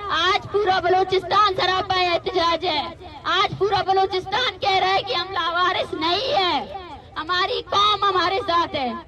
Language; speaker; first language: Urdu; non-native, local second language; Baluchi